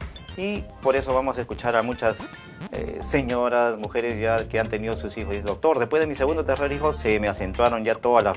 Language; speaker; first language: Spanish; native; Spanish